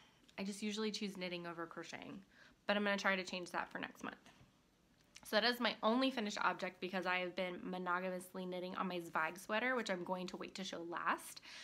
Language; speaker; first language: English; native; English